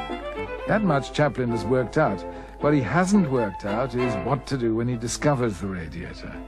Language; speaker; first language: English; native; English